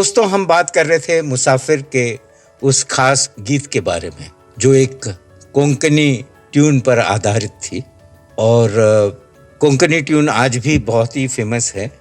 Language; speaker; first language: Hindi; native; Hindi